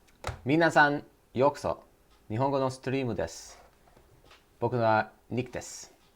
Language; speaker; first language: Japanese; non-native, learner; English